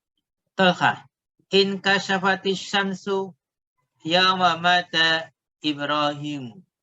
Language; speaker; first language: Arabic; non-native, fluent; Indonesian